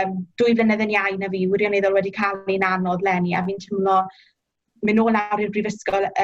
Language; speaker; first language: Welsh; native; Welsh